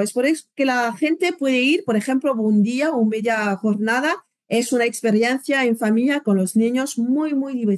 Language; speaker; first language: Spanish; non-native, fluent; French